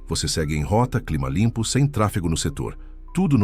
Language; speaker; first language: Portuguese; native; Portuguese